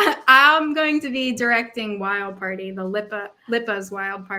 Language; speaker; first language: English; native; English